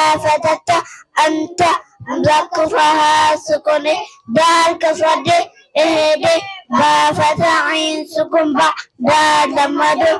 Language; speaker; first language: Arabic; non-native, learner; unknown